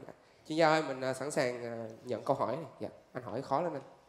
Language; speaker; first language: Vietnamese; native; Vietnamese